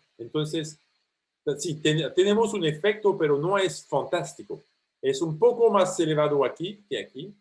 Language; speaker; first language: Spanish; non-native, fluent; French